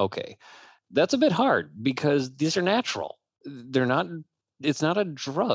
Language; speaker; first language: English; native; English